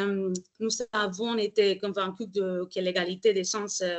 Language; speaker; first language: French; non-native, fluent; Spanish